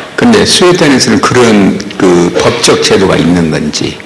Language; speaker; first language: Korean; native; Korean